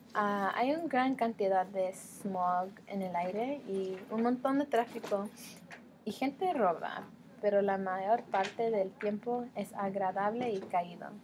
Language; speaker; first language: Spanish; non-native, learner; English